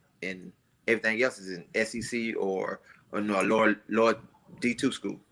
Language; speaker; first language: English; native; English